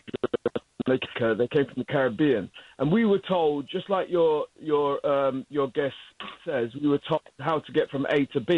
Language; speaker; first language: English; native; English